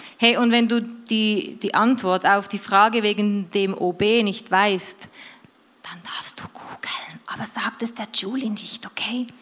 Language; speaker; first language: German; native; German